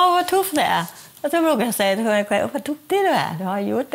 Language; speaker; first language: Swedish; non-native, fluent; Thai